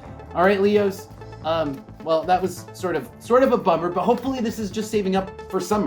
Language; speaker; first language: English; native; English